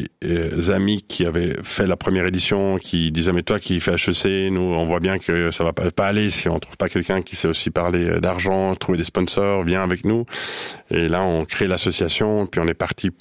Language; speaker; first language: French; non-native, local second language; Swiss German